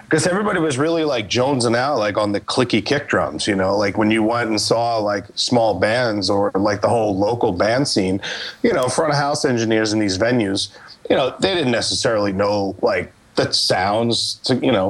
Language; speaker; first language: English; native; English